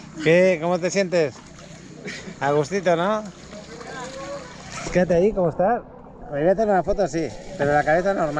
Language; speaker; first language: Spanish; native; Spanish